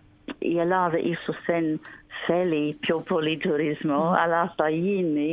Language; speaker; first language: Greek; non-native, learner; English